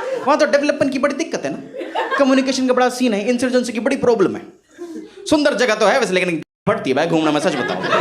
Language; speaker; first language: Hindi; non-native, local second language; Bangla